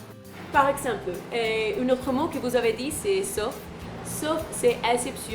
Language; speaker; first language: French; non-native, fluent; Spanish